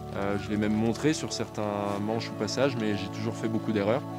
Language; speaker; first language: French; native; French